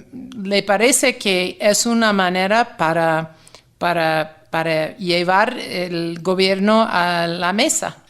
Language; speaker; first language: Spanish; non-native, fluent; English